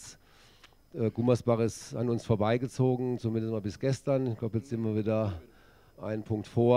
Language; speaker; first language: German; native; German